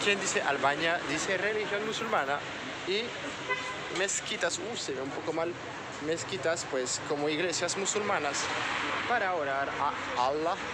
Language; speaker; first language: Spanish; non-native, fluent; French